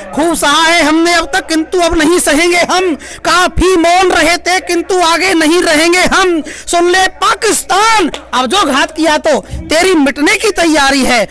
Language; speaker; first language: Hindi; native; Hindi